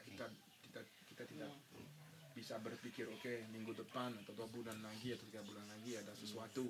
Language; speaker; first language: Indonesian; non-native, fluent; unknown